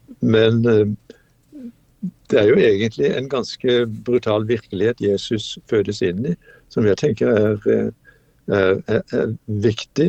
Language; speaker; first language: Norwegian; native; Norwegian